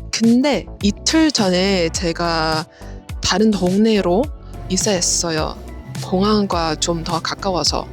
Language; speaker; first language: Korean; non-native, fluent; Vietnamese